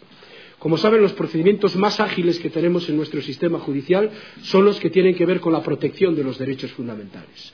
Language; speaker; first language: Spanish; native; Spanish